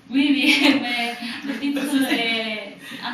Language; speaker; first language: French; non-native, learner; Korean